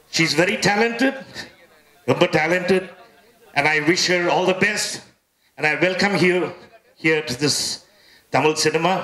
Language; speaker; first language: English; non-native, local second language; Tamil